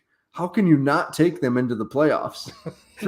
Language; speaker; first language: English; native; English